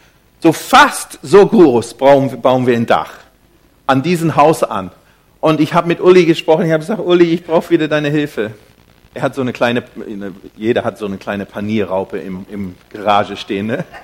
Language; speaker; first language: German; non-native, fluent; English